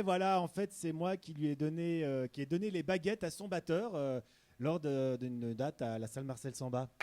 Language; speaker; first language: French; native; French